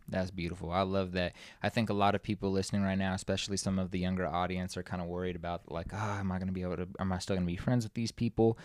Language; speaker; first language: English; native; English